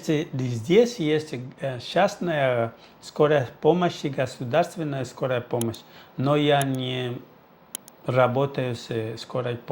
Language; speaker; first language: Russian; non-native, fluent; Portuguese